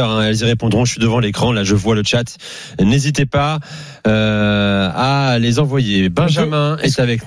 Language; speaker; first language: French; native; French